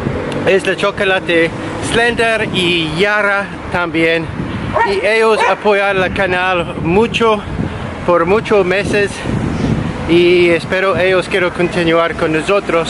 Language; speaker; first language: Spanish; non-native, learner; English